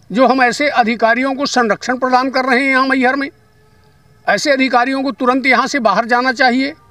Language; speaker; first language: Hindi; native; Hindi